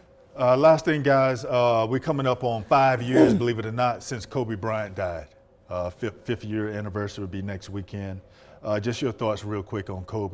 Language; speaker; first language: English; native; English